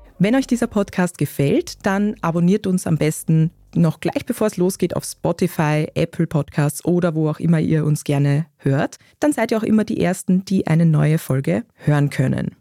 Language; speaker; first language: German; native; German